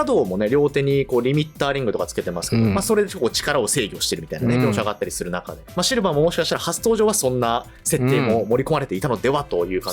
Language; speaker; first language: Japanese; native; Japanese